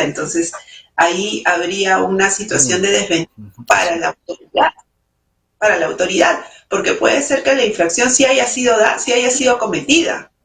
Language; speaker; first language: Spanish; native; Spanish